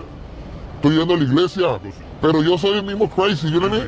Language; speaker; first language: Spanish; native; Spanish